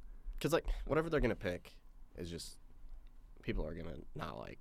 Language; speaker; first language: English; native; English